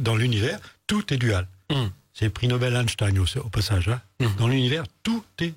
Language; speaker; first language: French; native; French